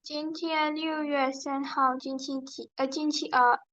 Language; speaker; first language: Chinese; non-native, learner; Burmese